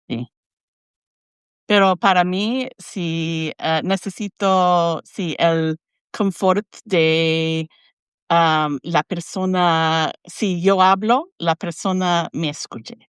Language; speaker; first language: Spanish; non-native, learner; English